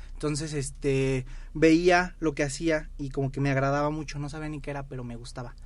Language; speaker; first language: Spanish; native; Spanish